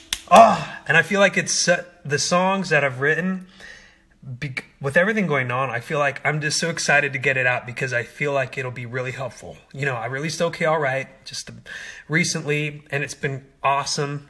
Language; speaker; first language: English; native; English